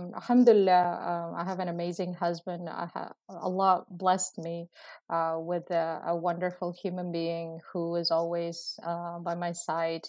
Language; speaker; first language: English; non-native, fluent; Uzbek